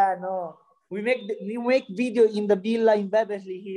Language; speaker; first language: English; non-native, learner; Italian